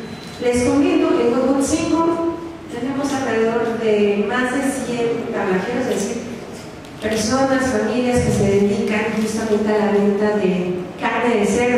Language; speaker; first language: Spanish; native; Spanish